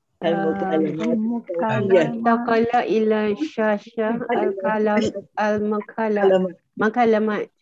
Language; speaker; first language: Arabic; non-native, learner; Malay